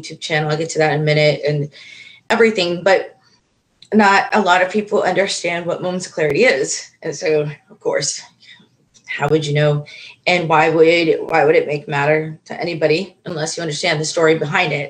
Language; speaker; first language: English; native; English